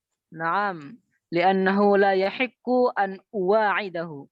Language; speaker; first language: Arabic; non-native, learner; Indonesian